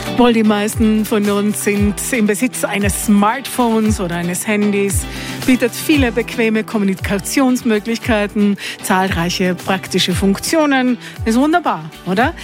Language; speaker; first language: German; native; German